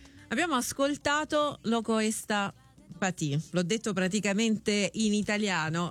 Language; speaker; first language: Italian; native; Italian